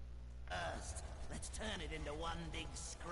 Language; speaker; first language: English; native; English